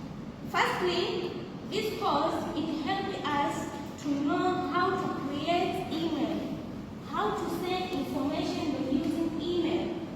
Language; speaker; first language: English; non-native, local second language; Swahili